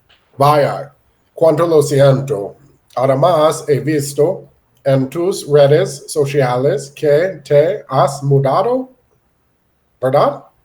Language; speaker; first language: Spanish; non-native, learner; English